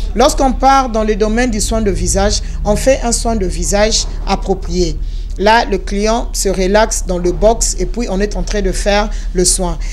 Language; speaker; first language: French; non-native, local second language; Lingala